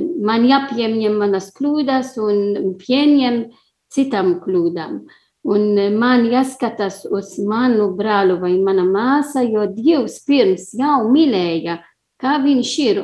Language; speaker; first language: Latvian; non-native, learner; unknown